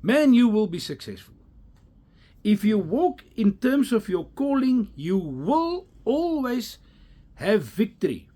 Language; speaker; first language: English; non-native, local second language; Afrikaans